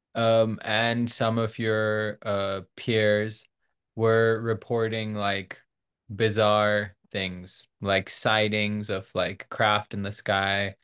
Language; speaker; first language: English; non-native, local second language; Urdu